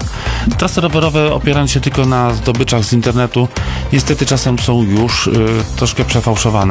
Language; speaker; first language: Polish; native; Polish